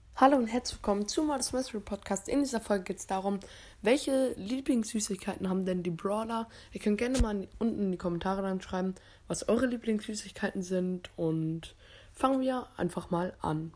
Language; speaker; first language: German; native; German